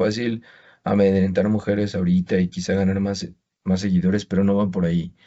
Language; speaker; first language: Spanish; native; Spanish